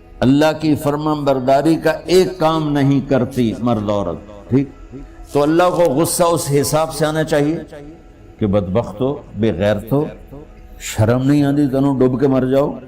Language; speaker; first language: Urdu; non-native, local second language; Punjabi